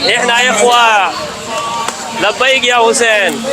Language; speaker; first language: Arabic; non-native, learner; Urdu